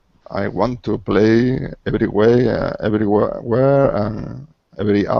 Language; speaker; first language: English; non-native, learner; Spanish